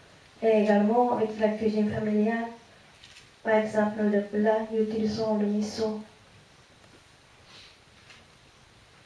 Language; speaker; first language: French; non-native, fluent; Japanese